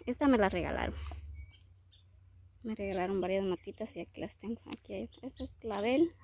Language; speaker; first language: Spanish; native; Spanish